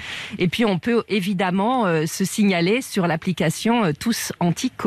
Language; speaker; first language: French; native; French